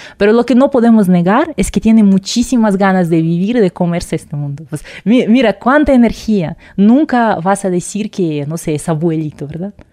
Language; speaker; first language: Spanish; non-native, fluent; Russian